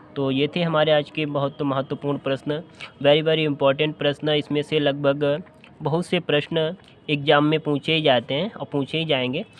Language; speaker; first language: Hindi; native; Hindi